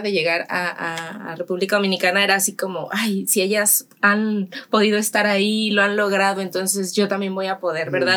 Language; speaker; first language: Spanish; native; Spanish